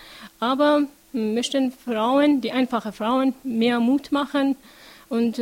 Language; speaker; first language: German; non-native, learner; Persian